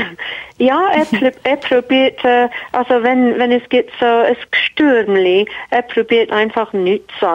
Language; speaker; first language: German; non-native, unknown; English